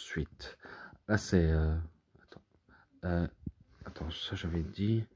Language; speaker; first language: French; native; French